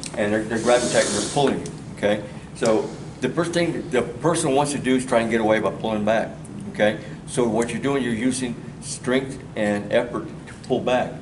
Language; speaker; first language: English; early bilingual, other home language; Spanish